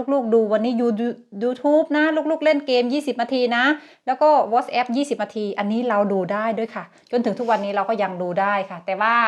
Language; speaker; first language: Thai; native; Thai